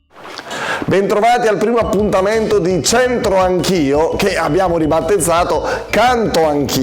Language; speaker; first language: Italian; native; Italian